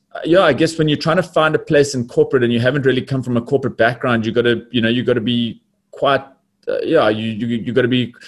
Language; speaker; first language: English; native; English